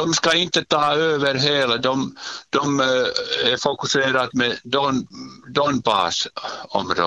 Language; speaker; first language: Swedish; non-native, learner; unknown